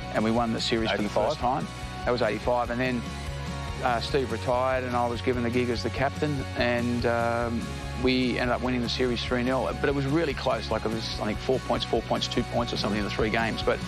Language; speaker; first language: English; native; English